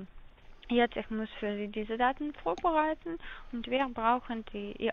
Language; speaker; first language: German; non-native, learner; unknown